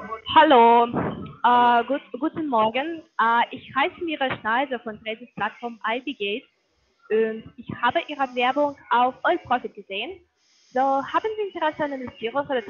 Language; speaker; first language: German; non-native, learner; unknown